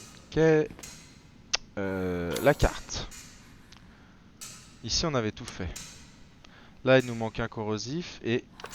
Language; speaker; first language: French; native; French